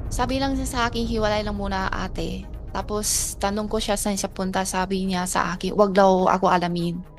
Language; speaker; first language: Filipino; non-native, learner; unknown